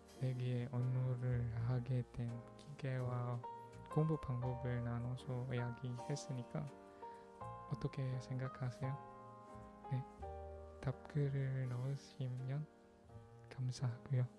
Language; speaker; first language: Korean; non-native, learner; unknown